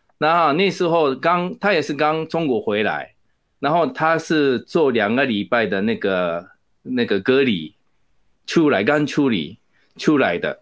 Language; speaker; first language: Chinese; non-native, fluent; Japanese